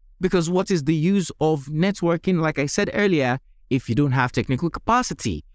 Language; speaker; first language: English; non-native, local second language; Yoruba